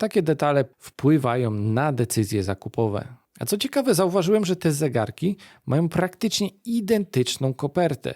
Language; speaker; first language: Polish; native; Polish